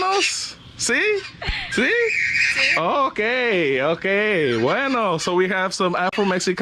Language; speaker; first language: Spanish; non-native, learner; English